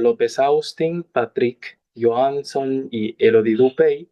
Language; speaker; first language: Spanish; non-native, fluent; Chinese